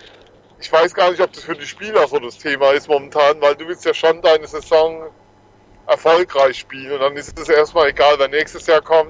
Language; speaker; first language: German; native; German